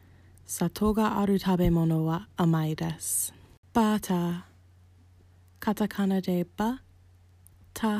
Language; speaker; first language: Japanese; non-native, fluent; English